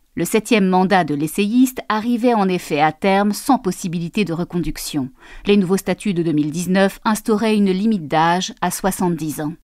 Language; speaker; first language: French; native; French